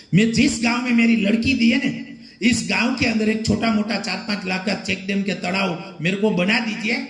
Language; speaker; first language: Hindi; non-native, local second language; Gujarati